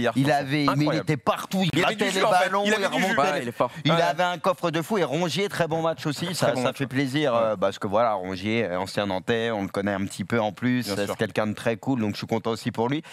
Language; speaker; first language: French; native; French